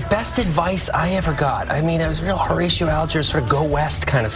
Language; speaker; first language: English; native; English